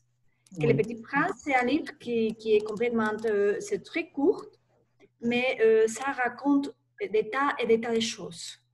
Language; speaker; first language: French; non-native, learner; Spanish